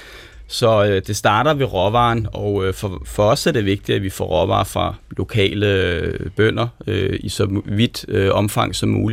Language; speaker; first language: Danish; native; Danish